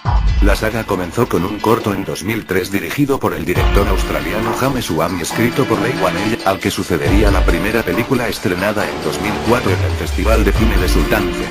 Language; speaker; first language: Spanish; native; Spanish